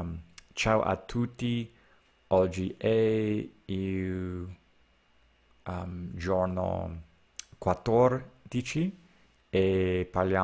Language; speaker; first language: Italian; non-native, learner; English